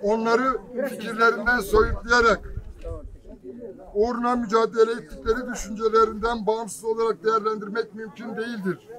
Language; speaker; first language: Turkish; native; Turkish